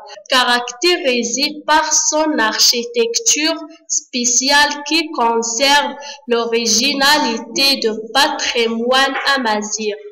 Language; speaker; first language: French; non-native, learner; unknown